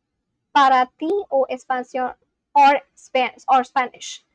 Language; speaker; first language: Spanish; non-native, learner; English